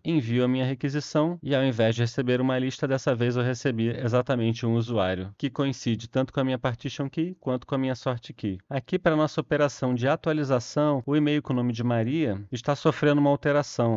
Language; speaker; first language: Portuguese; native; Portuguese